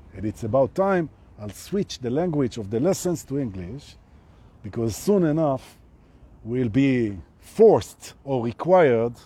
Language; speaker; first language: English; non-native, fluent; Hebrew